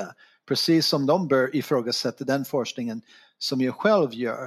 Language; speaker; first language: Swedish; non-native, fluent; English